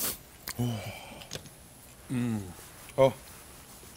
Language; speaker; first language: Korean; native; Korean